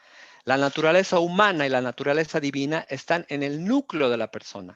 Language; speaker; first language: Spanish; native; Spanish